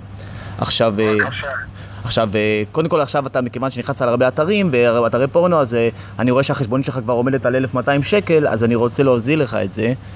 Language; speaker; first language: Hebrew; native; Hebrew